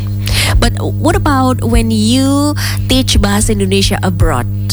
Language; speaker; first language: English; non-native, fluent; Indonesian